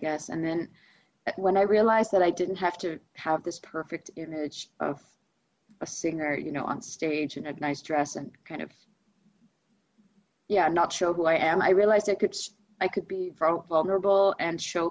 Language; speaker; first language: English; non-native, fluent; Russian